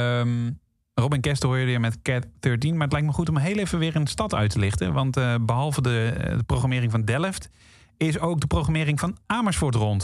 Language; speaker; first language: Dutch; native; Dutch